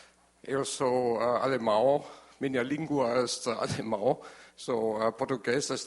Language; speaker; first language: Portuguese; non-native, learner; German